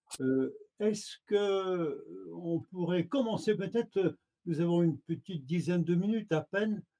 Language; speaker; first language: French; native; French